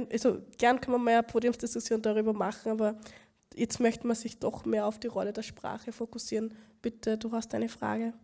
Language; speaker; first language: German; native; German